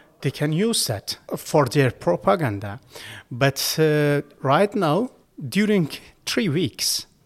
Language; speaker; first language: English; non-native, learner; Persian